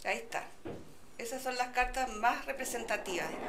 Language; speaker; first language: Spanish; native; Spanish